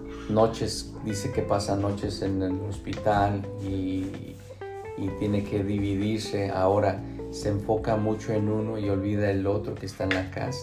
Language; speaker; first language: Spanish; early bilingual, heritage; Spanish